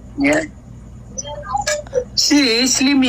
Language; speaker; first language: English; non-native, learner; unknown